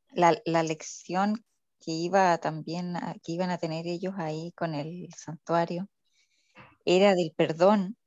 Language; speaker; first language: Spanish; native; Spanish